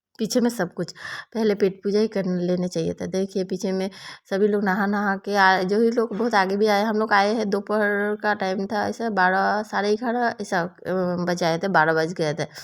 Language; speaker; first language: Hindi; non-native, local second language; Bangla